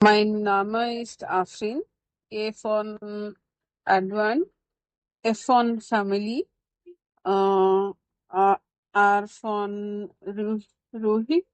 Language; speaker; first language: German; non-native, learner; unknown